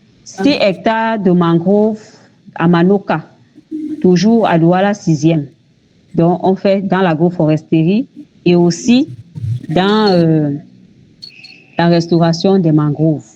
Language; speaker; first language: French; native; French